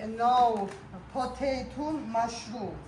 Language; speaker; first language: English; non-native, learner; Georgian